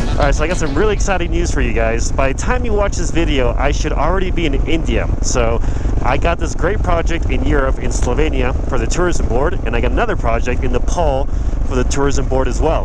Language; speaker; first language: English; native; English